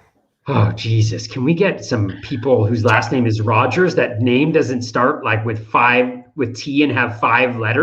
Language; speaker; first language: English; native; English